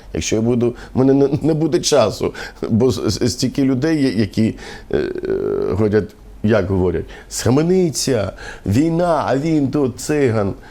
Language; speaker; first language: Ukrainian; non-native, local second language; Romany